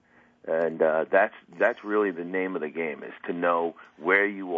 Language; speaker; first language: English; native; English